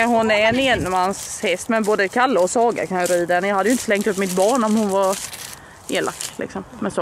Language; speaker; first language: Swedish; native; Swedish